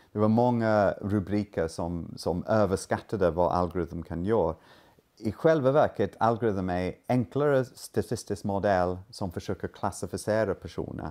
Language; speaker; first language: Swedish; non-native, fluent; English